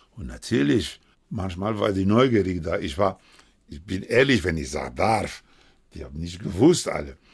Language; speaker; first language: German; non-native, fluent; Spanish